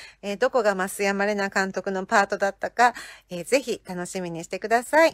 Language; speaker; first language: Japanese; native; Japanese